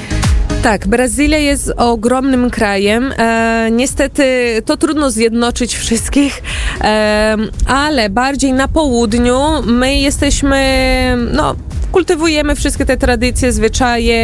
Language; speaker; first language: Polish; early bilingual, heritage; Portuguese